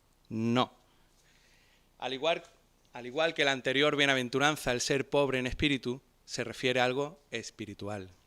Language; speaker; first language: Spanish; native; Spanish